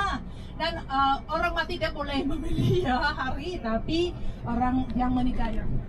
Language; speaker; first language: Indonesian; non-native, fluent; Vietnamese